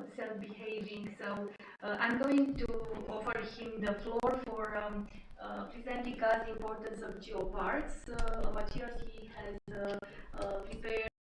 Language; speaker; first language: English; non-native, fluent; Romanian